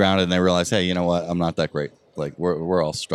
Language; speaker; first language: English; native; English